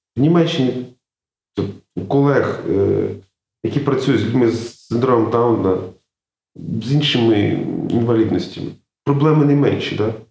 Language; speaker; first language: Ukrainian; native; Ukrainian